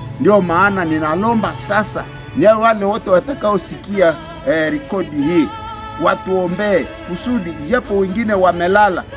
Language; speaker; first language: Swahili; non-native, local second language; Nande